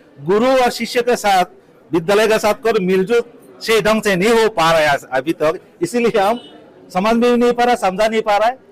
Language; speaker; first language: Hindi; non-native, fluent; Bangla